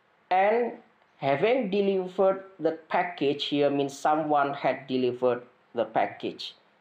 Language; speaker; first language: English; non-native, fluent; Indonesian